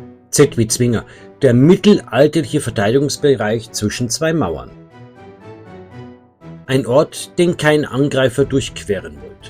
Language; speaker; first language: German; native; German